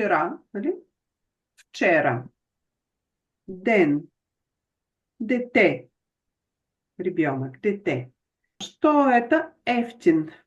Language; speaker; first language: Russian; non-native, fluent; Bulgarian